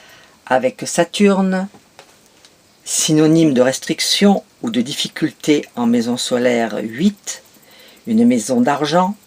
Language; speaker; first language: French; native; French